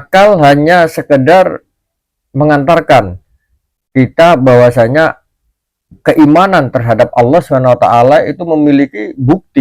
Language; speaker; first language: Indonesian; native; Indonesian